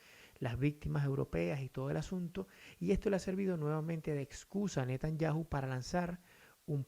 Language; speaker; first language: Spanish; native; Spanish